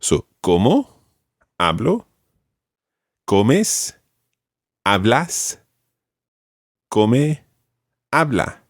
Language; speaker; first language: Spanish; non-native, fluent; English